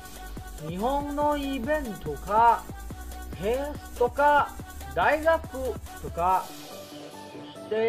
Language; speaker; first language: Japanese; non-native, learner; Thai